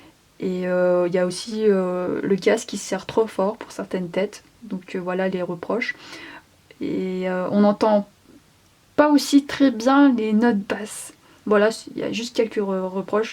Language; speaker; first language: French; native; French